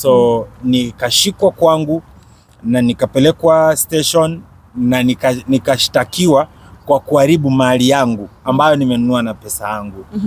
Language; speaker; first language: Swahili; native; Swahili